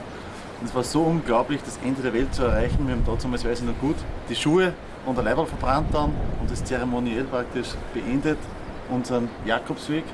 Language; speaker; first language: German; native; German